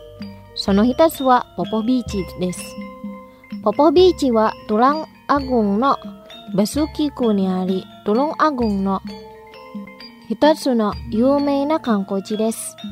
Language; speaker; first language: Japanese; non-native, fluent; Indonesian